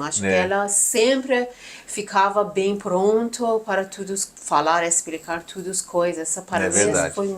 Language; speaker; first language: Portuguese; non-native, learner; Persian